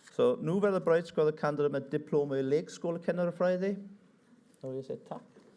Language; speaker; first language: Icelandic; non-native, fluent; English